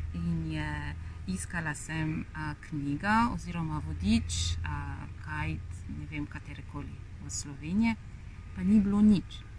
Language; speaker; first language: Slovenian; non-native, fluent; Malagasy